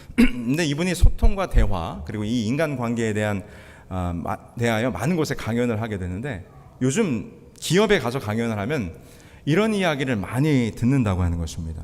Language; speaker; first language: Korean; native; Korean